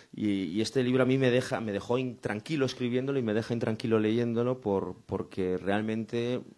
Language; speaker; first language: Spanish; native; Spanish